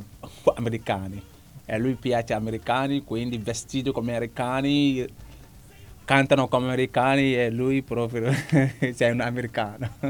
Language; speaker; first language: Italian; non-native, learner; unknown